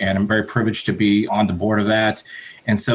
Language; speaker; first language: English; native; English